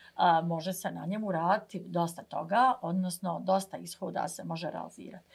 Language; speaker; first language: Bosnian; native; Bosnian